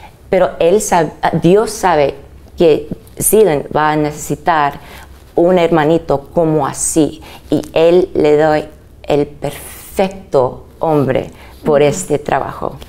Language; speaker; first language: Spanish; early bilingual, other home language; English